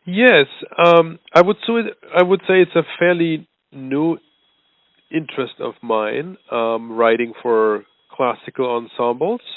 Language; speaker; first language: English; non-native, fluent; German